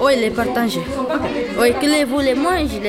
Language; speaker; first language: French; non-native, learner; Romanian